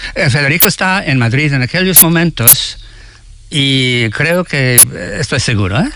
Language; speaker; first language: Spanish; non-native, fluent; English